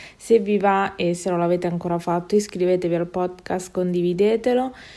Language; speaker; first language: Italian; native; Italian